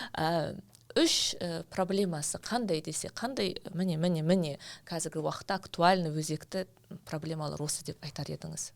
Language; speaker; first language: Kazakh; native; Kazakh